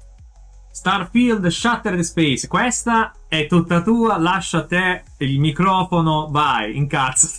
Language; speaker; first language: Italian; native; Italian